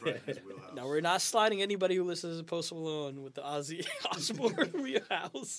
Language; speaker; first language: English; early bilingual, other home language; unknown